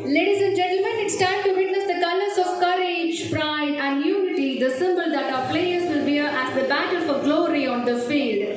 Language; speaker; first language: English; non-native, local second language; Tamil